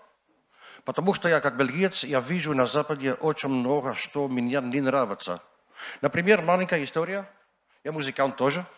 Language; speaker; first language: Russian; non-native, learner; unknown